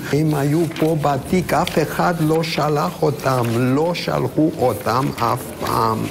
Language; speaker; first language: Hebrew; non-native, fluent; Romanian